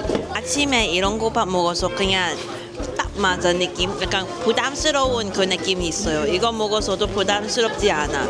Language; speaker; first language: Korean; non-native, fluent; Cantonese